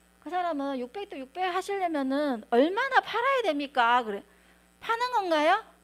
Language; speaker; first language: Korean; native; Korean